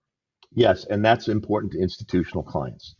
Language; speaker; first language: English; native; English